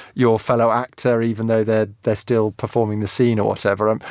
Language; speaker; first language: English; native; English